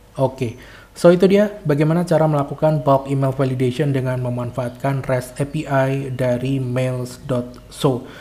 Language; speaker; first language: Indonesian; native; Indonesian